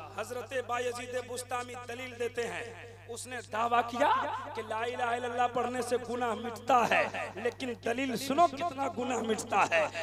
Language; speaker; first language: Hindi; native; Hindi